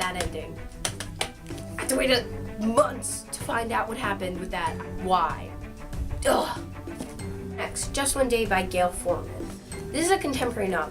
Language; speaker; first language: English; native; English